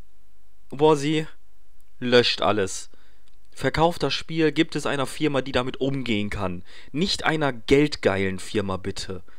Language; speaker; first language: German; native; German